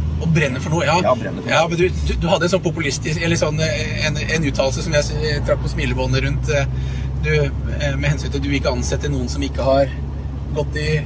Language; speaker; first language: Norwegian; native; Norwegian